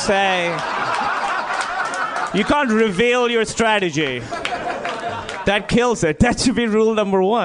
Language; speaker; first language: English; non-native, local second language; Urdu